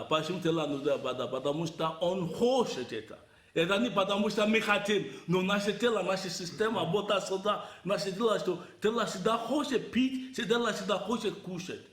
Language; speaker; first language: Russian; non-native, learner; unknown